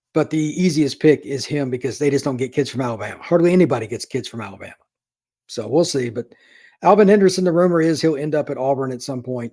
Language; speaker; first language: English; native; English